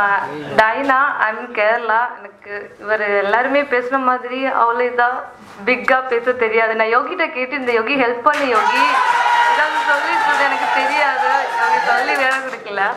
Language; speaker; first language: Tamil; non-native, learner; Malayalam